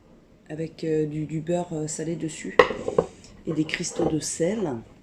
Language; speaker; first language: French; native; French